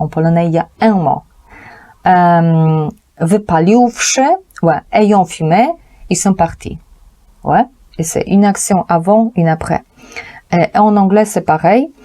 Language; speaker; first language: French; non-native, fluent; Polish